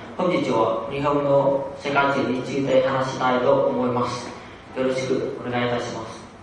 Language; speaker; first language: Japanese; non-native, learner; Vietnamese